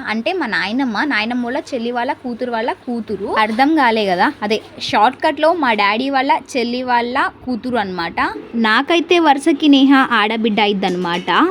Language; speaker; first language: Telugu; native; Telugu